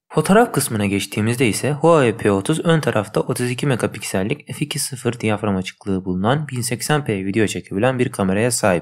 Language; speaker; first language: Turkish; native; Turkish